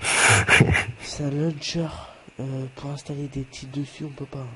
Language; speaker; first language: French; native; French